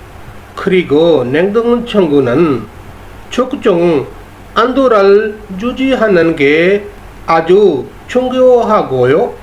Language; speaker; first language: Korean; non-native, learner; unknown